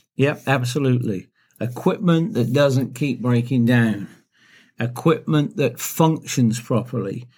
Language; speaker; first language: English; native; English